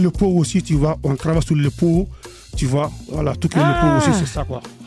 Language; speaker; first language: French; early bilingual, other home language; Soninke